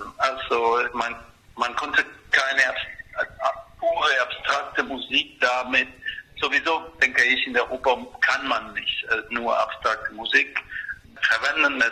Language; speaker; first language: German; non-native, fluent; Spanish